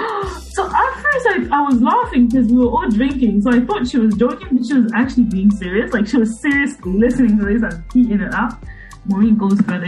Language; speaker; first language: English; non-native, local second language; Bemba